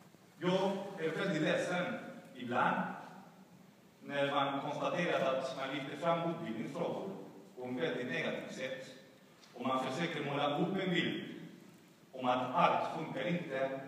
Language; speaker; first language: Swedish; non-native, fluent; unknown